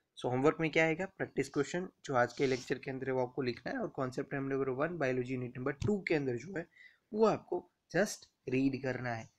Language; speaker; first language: Hindi; non-native, local second language; Gujarati